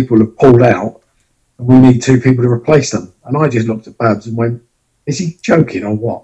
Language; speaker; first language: English; native; English